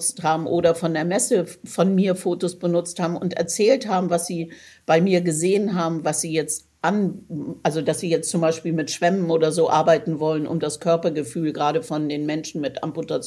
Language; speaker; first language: German; native; German